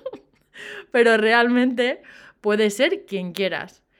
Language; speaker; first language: Spanish; native; Spanish